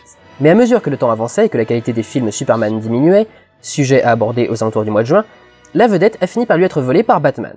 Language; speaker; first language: French; native; French